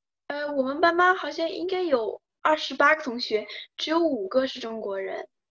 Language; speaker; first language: Chinese; early bilingual, other home language; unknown